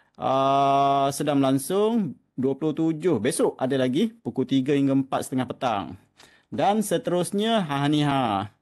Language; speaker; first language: Malay; native; Malay